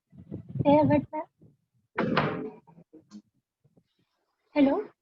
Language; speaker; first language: English; non-native, local second language; Hindi